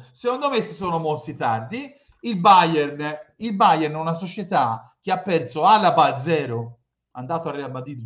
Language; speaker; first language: Italian; native; Italian